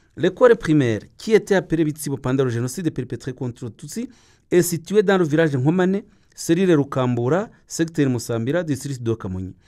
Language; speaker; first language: French; non-native, local second language; Kinyarwanda